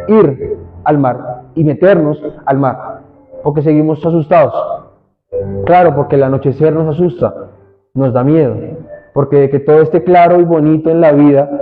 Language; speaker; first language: Spanish; native; Spanish